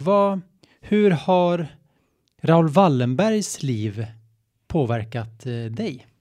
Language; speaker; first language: Swedish; native; Swedish